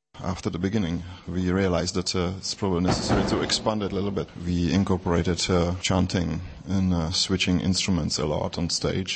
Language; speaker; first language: English; non-native, fluent; Czech